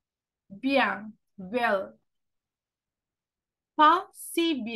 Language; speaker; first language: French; non-native, fluent; Sinhala